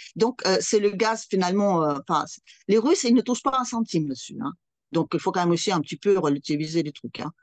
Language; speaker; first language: French; non-native, fluent; Russian